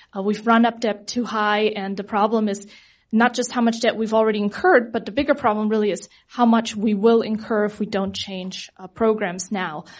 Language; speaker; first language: English; non-native, fluent; German